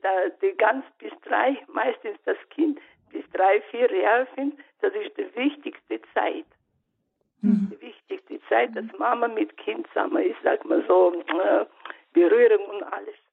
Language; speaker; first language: German; non-native, learner; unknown